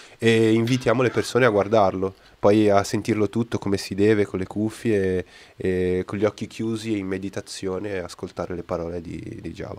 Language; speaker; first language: Italian; non-native, fluent; Portuguese